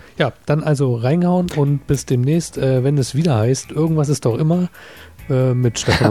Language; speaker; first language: German; native; German